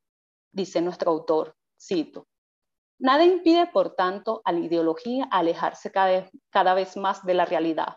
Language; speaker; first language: Spanish; native; Spanish